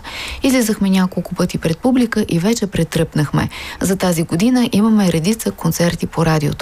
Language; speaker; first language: Bulgarian; native; Bulgarian